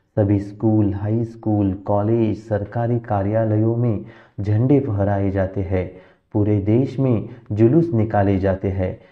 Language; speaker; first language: Hindi; non-native, local second language; Marathi